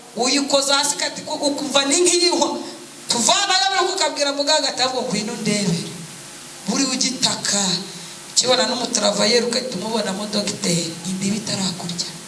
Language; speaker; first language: Kinyarwanda; native; Kinyarwanda